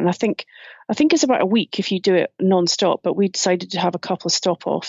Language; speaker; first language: English; native; English